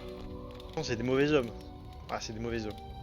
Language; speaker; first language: French; native; French